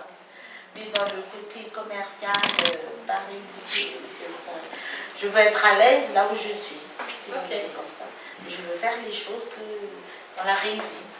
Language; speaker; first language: French; non-native, local second language; Malagasy